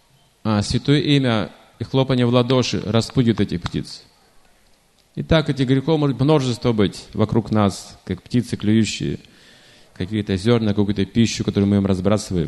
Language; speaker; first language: Russian; native; Russian